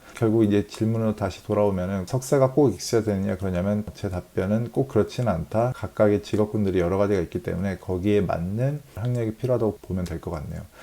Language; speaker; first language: Korean; native; Korean